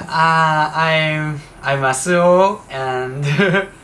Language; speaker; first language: English; non-native, learner; Japanese